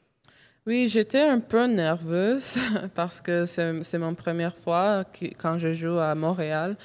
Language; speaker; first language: French; non-native, local second language; English